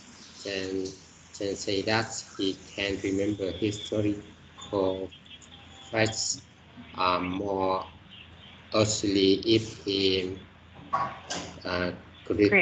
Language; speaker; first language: English; non-native, learner; Vietnamese